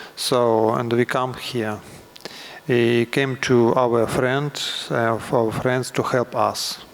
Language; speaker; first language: English; non-native, learner; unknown